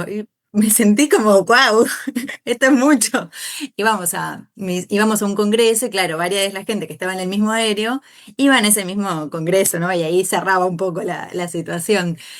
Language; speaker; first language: Spanish; native; Spanish